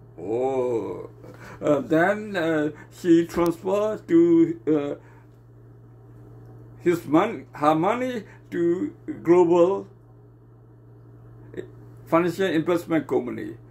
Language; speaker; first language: English; non-native, learner; Burmese